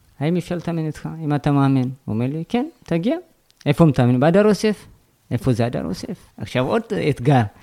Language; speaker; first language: Hebrew; non-native, fluent; Amharic